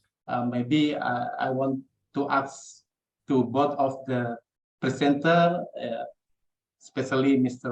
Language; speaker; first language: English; non-native, local second language; Indonesian